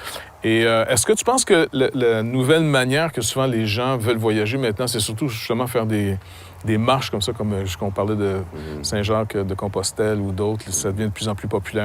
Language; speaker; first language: French; native; French